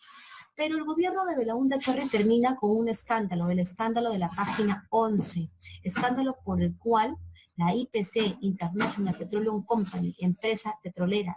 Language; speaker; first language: Spanish; native; Spanish